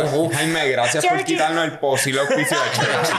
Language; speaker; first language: Spanish; native; Spanish